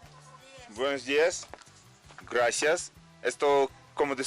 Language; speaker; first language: Spanish; non-native, learner; Russian